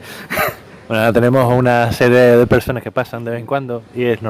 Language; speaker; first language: Spanish; native; Spanish